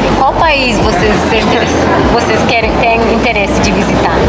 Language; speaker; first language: Portuguese; non-native, fluent; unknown